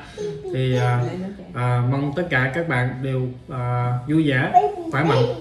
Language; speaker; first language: Vietnamese; native; Vietnamese